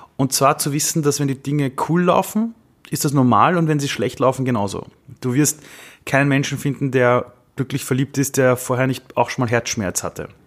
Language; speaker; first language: German; early bilingual, other home language; Persian